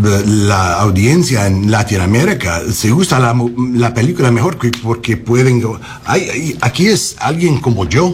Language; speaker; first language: Spanish; non-native, learner; English